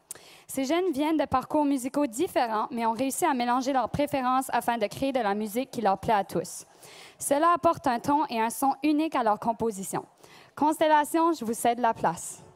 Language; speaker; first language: French; native; French